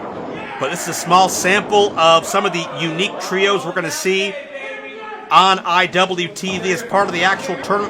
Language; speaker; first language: English; native; English